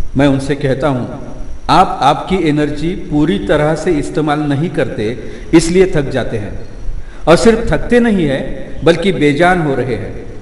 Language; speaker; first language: Hindi; non-native, local second language; Marathi